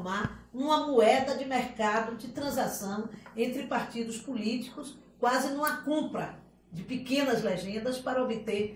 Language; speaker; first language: Portuguese; native; Portuguese